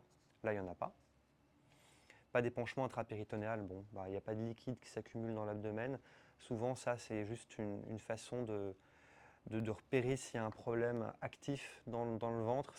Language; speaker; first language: French; native; French